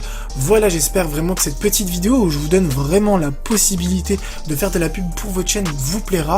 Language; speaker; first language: French; native; French